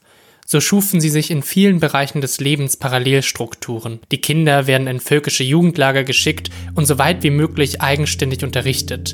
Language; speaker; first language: German; native; German